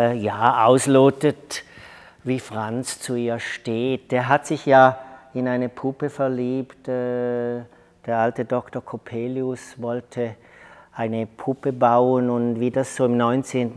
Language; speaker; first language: German; native; German